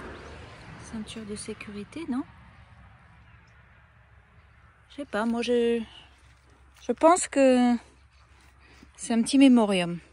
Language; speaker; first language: French; native; French